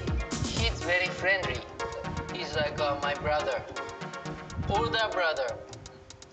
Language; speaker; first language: English; non-native, learner; Japanese